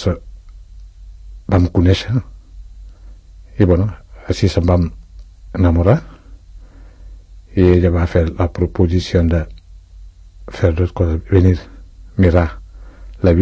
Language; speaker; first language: Catalan; non-native, fluent; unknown